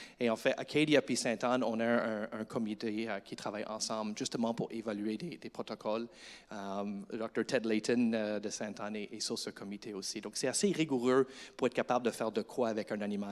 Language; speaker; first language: French; native; French